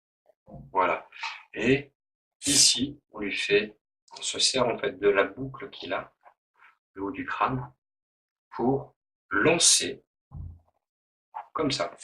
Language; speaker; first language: French; native; French